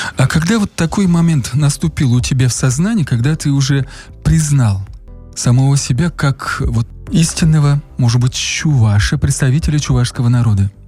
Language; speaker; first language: Russian; non-native, local second language; Chuvash